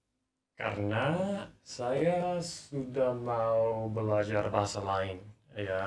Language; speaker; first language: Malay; non-native, learner; English